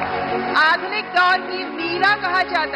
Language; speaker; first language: Hindi; native; Hindi